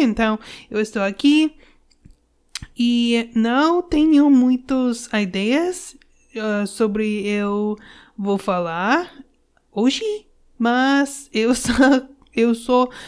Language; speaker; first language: Portuguese; non-native, learner; English